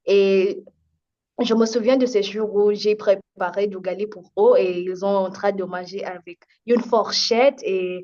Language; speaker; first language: French; non-native, fluent; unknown